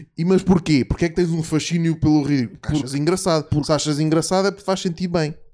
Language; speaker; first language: Portuguese; native; Portuguese